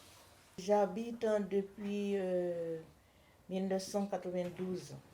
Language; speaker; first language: French; non-native, learner; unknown